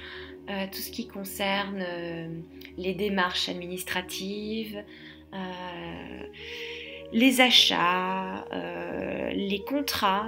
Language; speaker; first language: French; native; French